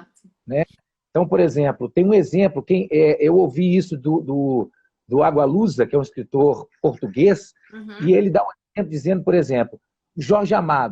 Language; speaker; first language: Portuguese; native; Portuguese